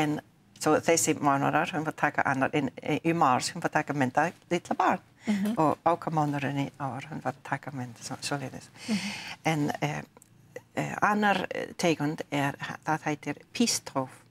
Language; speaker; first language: Icelandic; non-native, learner; English